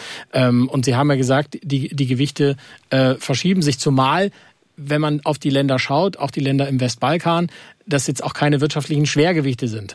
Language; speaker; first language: German; native; German